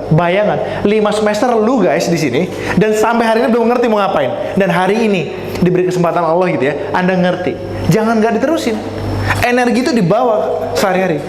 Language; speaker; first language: Indonesian; native; Indonesian